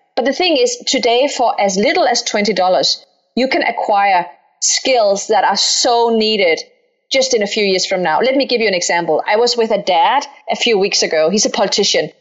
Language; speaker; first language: English; non-native, fluent; Danish